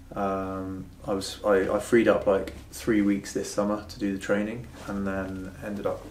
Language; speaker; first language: English; native; English